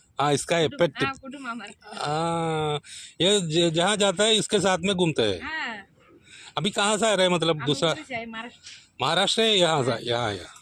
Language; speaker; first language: Hindi; non-native, local second language; Malayalam